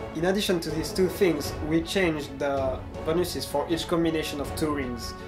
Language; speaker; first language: English; non-native, fluent; French